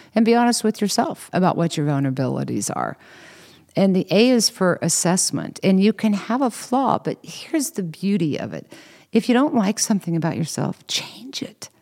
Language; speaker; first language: English; native; English